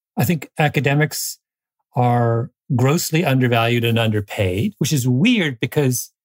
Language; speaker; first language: English; native; English